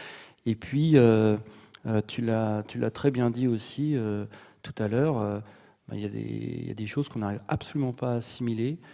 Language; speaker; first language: French; native; French